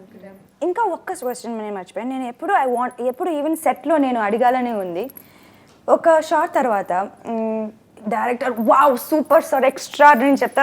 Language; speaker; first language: Telugu; non-native, fluent; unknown